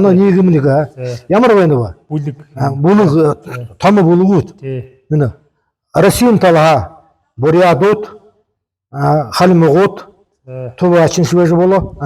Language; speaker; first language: Mongolian; non-native, learner; Buriat